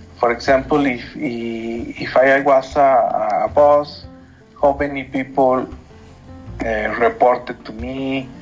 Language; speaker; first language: English; non-native, learner; Spanish